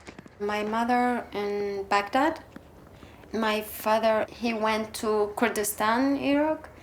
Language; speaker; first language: English; non-native, learner; Arabic